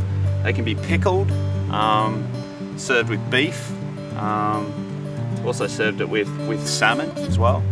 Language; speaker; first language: English; native; English